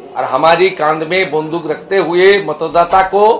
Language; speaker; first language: Hindi; non-native, local second language; Bangla